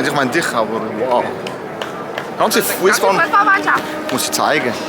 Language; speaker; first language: German; non-native, local second language; Croatian